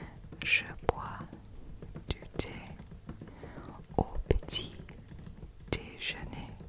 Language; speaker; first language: French; non-native, learner; English